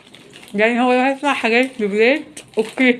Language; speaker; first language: Arabic; native; Arabic